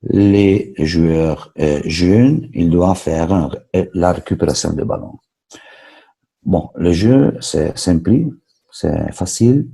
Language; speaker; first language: French; non-native, fluent; Italian